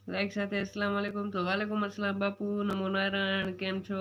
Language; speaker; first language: Hindi; non-native, local second language; Gujarati